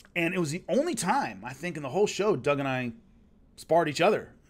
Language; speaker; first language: English; native; English